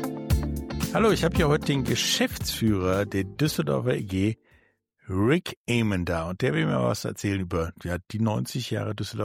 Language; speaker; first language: German; native; German